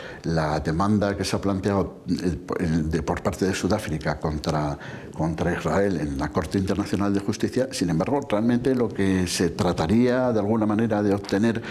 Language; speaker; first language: Spanish; native; Spanish